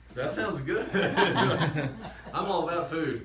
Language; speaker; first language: English; native; English